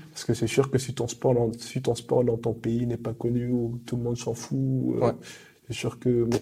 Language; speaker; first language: French; early bilingual, other home language; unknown